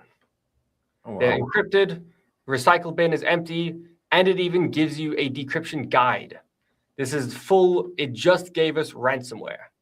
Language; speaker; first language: English; native; English